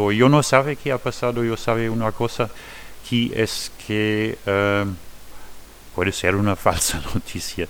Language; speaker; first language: Spanish; non-native, learner; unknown